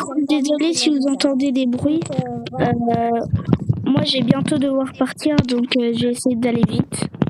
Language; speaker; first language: French; native; French